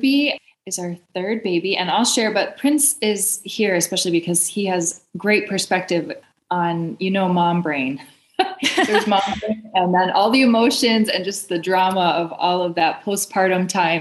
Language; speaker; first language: English; native; English